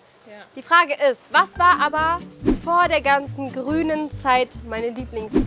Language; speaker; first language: German; early bilingual, other home language; Turkish